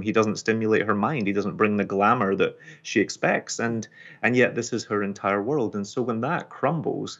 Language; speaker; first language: English; non-native, local second language; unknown